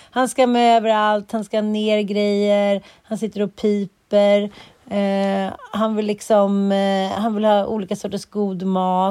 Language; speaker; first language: Swedish; native; Swedish